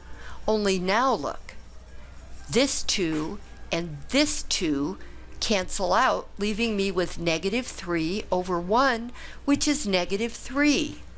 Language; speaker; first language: English; native; English